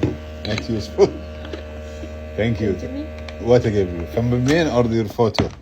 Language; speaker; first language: English; non-native, learner; Arabic